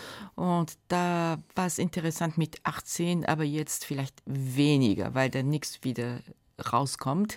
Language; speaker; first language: German; non-native, fluent; Japanese